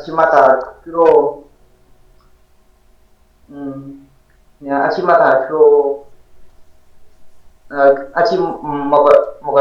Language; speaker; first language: Korean; non-native, learner; Vietnamese